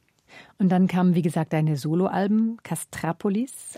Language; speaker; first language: German; native; German